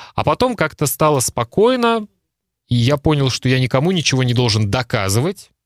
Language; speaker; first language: Russian; native; Russian